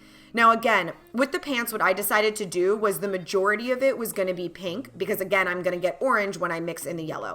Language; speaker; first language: English; native; English